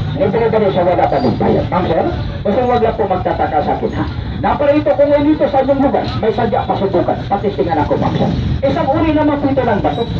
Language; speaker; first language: Filipino; non-native, local second language; Cebuano